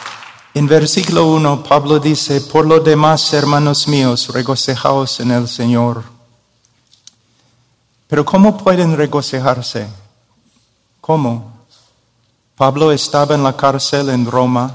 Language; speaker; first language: Spanish; non-native, fluent; English